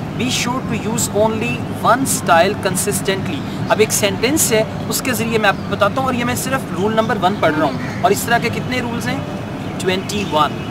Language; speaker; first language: Urdu; native; Urdu